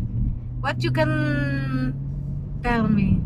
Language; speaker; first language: English; non-native, local second language; Filipino